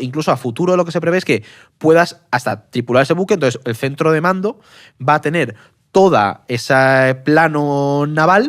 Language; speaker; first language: Spanish; native; Spanish